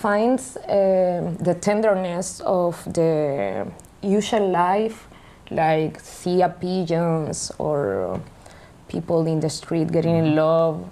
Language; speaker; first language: English; non-native, learner; Spanish